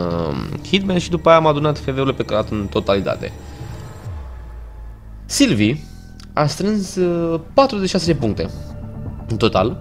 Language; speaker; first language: Romanian; native; Romanian